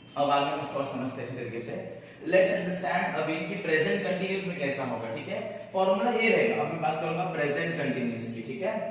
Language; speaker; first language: Hindi; non-native, local second language; Marathi